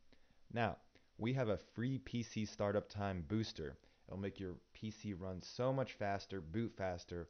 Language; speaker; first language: English; native; English